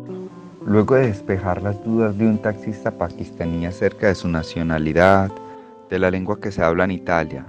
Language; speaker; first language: Spanish; native; Spanish